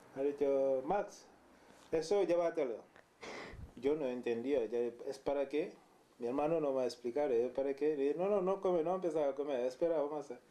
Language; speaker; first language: Spanish; non-native, learner; Wolof